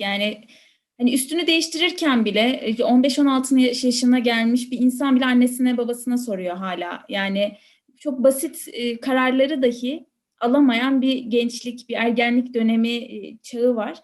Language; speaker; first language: Turkish; native; Turkish